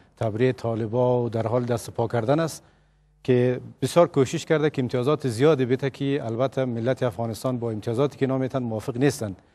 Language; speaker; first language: Persian; native; Persian